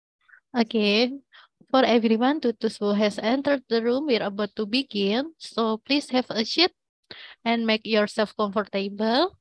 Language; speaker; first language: English; non-native, fluent; Indonesian